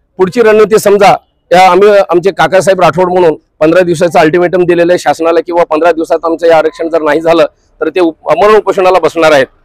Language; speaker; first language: Marathi; non-native, local second language; Lambadi